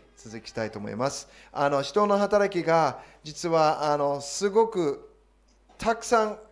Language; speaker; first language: Japanese; non-native, fluent; English